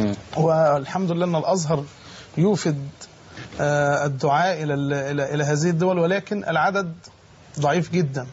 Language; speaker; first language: Arabic; native; Arabic